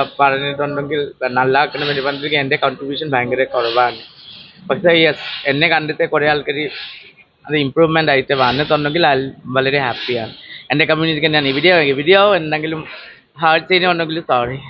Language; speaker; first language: Malayalam; non-native, local second language; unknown